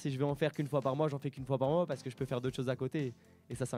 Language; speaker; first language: French; native; French